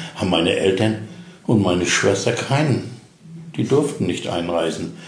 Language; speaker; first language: German; native; German